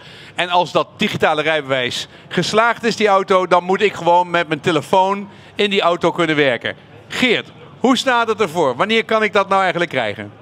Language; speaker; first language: Dutch; native; Dutch